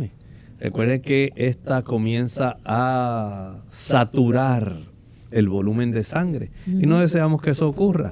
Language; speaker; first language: Spanish; native; Spanish